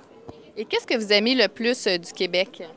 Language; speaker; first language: French; native; French